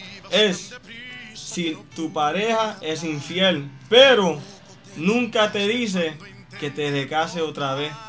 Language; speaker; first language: Spanish; native; Spanish